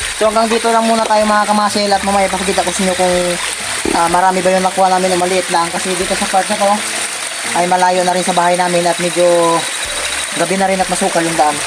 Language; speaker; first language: Filipino; native; Filipino